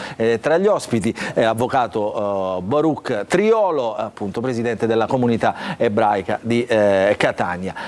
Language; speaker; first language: Italian; native; Italian